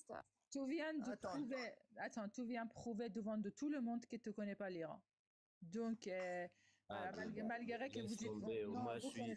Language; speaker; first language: French; non-native, fluent; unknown